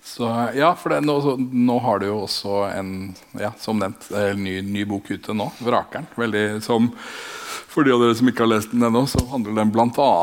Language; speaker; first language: Norwegian; native; Norwegian